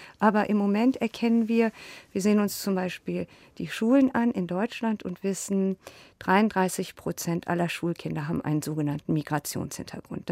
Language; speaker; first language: German; native; German